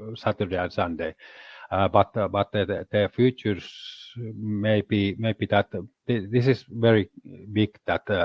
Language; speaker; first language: English; non-native, learner; Finnish